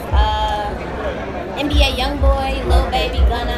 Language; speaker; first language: English; native; English